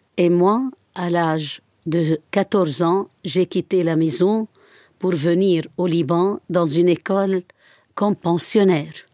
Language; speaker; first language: French; non-native, fluent; Arabic